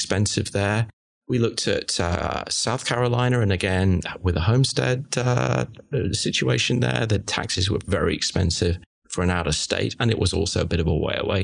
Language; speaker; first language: English; native; English